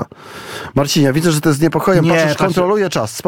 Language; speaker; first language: Polish; native; Polish